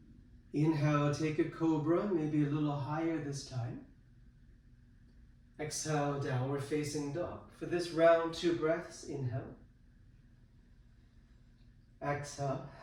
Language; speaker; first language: English; native; English